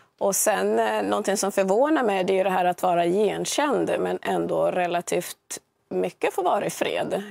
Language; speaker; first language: Swedish; early bilingual, other home language; Swahili